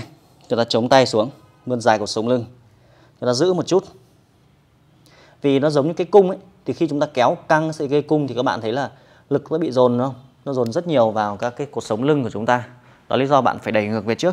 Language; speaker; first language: Vietnamese; native; Vietnamese